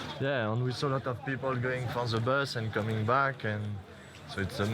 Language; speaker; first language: English; non-native, fluent; French